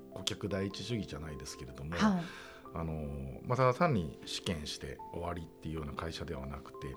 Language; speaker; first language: Japanese; native; Japanese